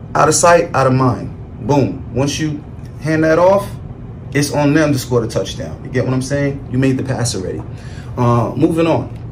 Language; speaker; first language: English; native; English